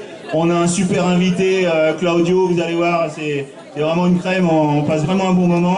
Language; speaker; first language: French; native; French